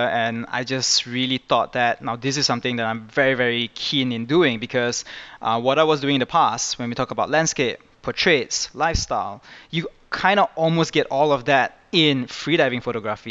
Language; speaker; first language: English; native; English